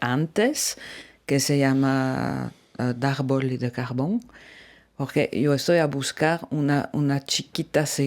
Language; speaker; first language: Spanish; non-native, fluent; French